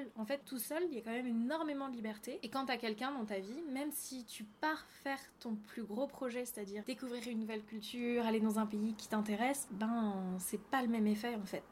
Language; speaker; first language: French; native; French